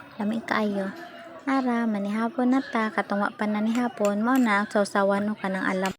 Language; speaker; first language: Cebuano; native; Cebuano